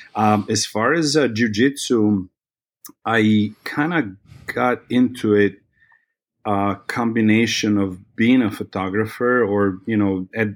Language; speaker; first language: English; non-native, fluent; Serbian